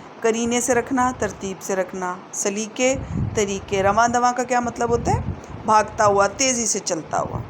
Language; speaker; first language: Urdu; native; Urdu